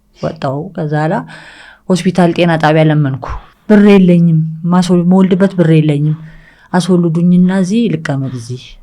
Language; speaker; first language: Amharic; early bilingual, other home language; English